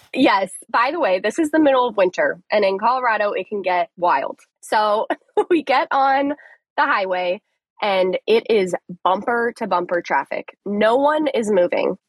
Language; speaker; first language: English; native; English